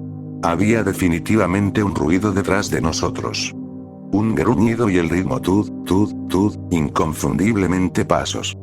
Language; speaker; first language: Spanish; native; Spanish